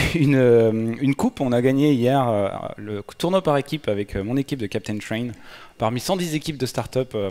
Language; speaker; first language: French; native; French